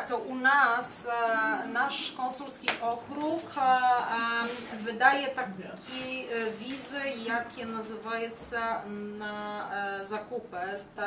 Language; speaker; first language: Ukrainian; non-native, fluent; Polish